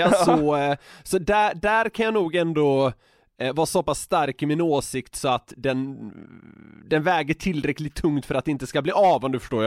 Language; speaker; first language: Swedish; native; Swedish